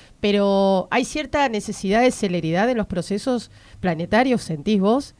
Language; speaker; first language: Spanish; native; Spanish